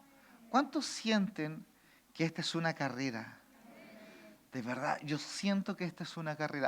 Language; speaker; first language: Spanish; native; Spanish